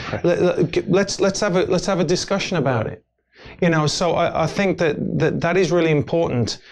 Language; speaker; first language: English; native; English